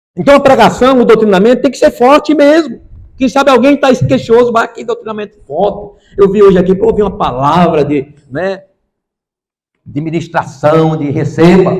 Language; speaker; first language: Portuguese; native; Portuguese